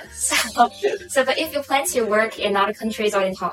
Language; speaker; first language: English; non-native, local second language; Cantonese